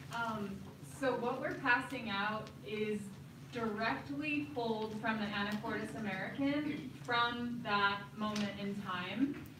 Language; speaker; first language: English; native; English